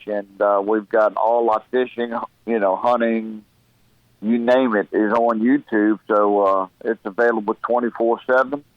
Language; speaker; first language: English; native; English